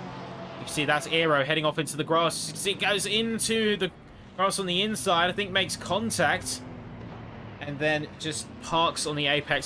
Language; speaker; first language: English; native; English